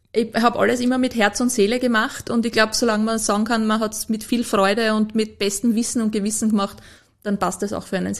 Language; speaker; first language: German; native; German